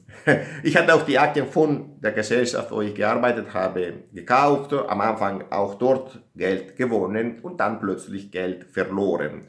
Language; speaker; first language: German; non-native, learner; Italian